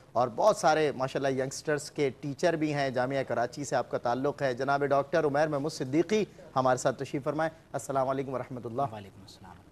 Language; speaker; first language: Urdu; native; Urdu